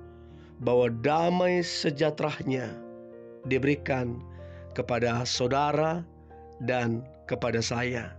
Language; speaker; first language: Indonesian; native; Indonesian